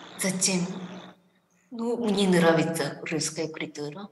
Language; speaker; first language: Russian; non-native, fluent; Japanese